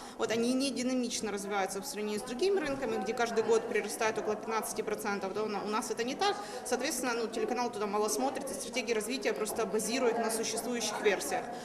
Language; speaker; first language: Russian; native; Russian